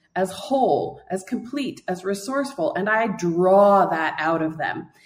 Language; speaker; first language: English; native; English